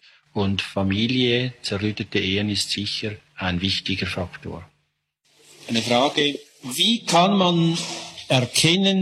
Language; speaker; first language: German; native; German